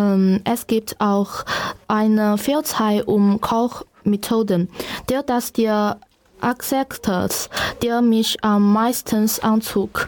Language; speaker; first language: German; non-native, learner; Chinese